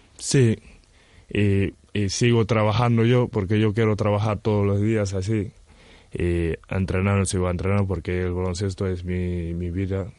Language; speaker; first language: Spanish; non-native, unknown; Wolof